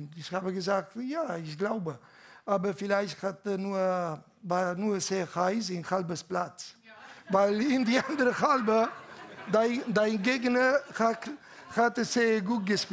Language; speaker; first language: German; non-native, learner; Catalan